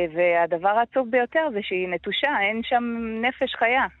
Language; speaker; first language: Hebrew; native; Hebrew